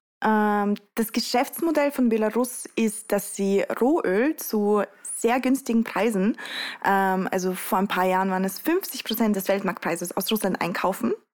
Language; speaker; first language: German; early bilingual, other home language; Russian